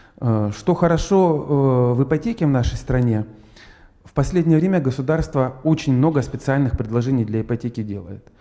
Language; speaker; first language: Russian; native; Russian